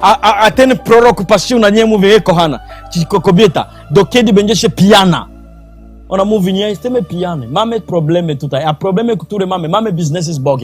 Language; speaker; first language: Polish; non-native, learner; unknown